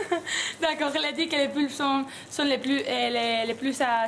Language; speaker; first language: French; non-native, learner; Spanish